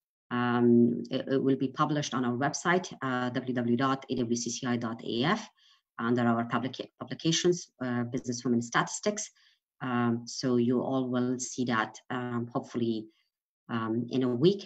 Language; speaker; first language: English; non-native, fluent; Persian